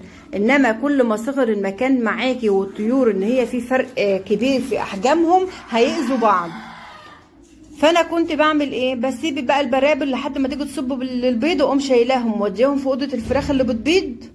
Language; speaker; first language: Arabic; native; Arabic